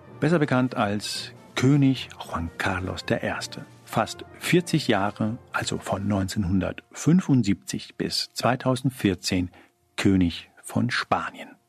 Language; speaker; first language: German; early bilingual, other home language; Spanish